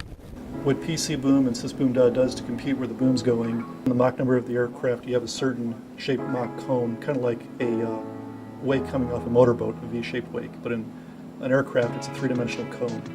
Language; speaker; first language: English; native; English